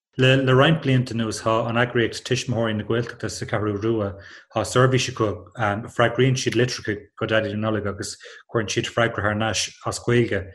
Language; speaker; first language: Irish; non-native, local second language; English